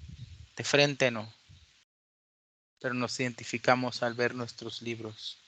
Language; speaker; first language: Spanish; native; Spanish